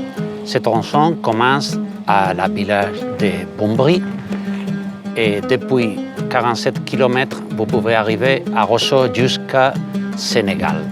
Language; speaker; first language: French; non-native, fluent; Spanish